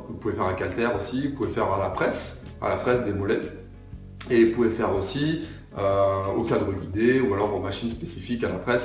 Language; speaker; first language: French; native; French